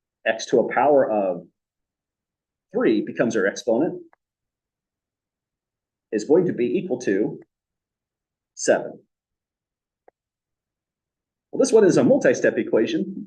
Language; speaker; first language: English; native; English